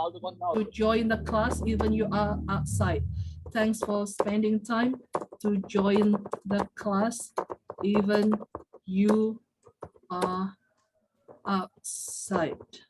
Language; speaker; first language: English; non-native, fluent; Indonesian